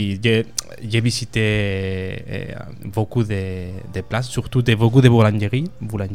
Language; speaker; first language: French; non-native, learner; Spanish